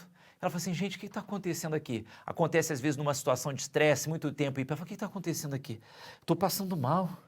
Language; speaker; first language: Portuguese; native; Portuguese